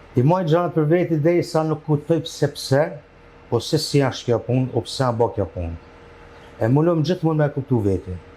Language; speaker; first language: Albanian; early bilingual, heritage; Albanian